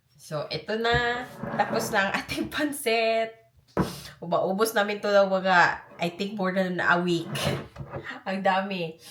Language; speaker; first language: Filipino; non-native, local second language; Cebuano